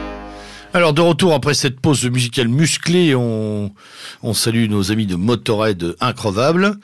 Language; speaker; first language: French; native; French